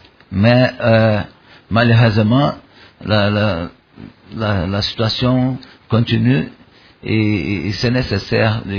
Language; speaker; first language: French; non-native, learner; Portuguese